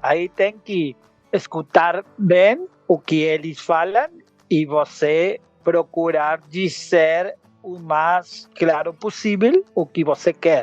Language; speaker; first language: Portuguese; non-native, learner; Spanish